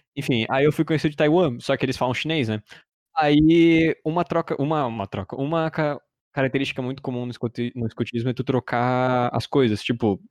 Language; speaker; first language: Portuguese; early bilingual, heritage; Portuguese